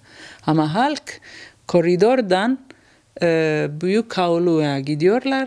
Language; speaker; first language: Turkish; non-native, learner; Italian